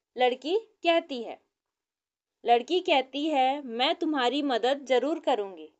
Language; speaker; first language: Hindi; native; Hindi